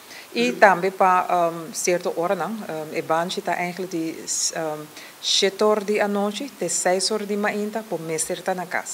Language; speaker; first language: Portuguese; non-native, learner; Papiamento